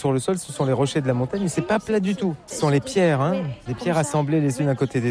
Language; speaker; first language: French; native; French